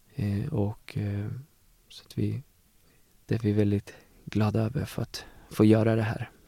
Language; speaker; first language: Swedish; native; Swedish